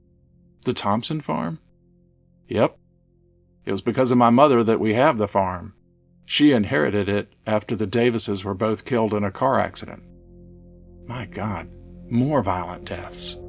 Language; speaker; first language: English; native; English